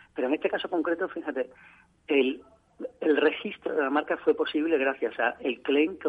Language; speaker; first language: Spanish; native; Spanish